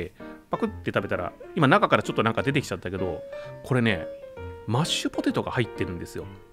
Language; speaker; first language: Japanese; native; Japanese